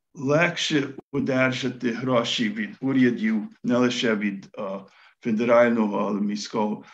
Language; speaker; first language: Ukrainian; early bilingual, heritage; Ukrainian